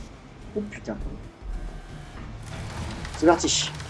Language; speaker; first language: French; native; French